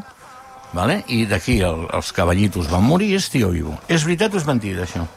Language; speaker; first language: Catalan; native; Catalan